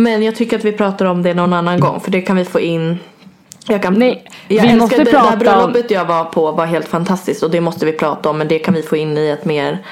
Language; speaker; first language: Swedish; native; Swedish